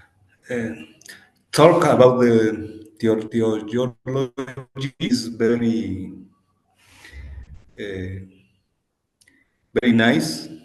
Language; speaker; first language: English; non-native, learner; Spanish